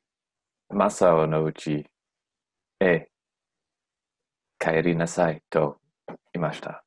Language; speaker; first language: Japanese; non-native, learner; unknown